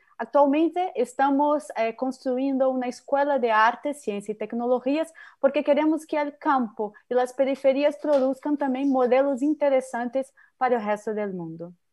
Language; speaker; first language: Portuguese; native; Portuguese